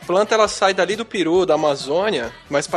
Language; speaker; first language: Portuguese; native; Portuguese